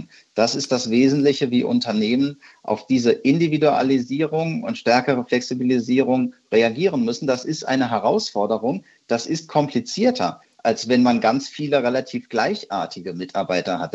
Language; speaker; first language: German; native; German